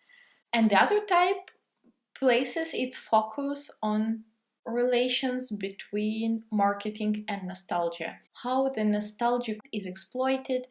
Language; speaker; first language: English; non-native, fluent; Russian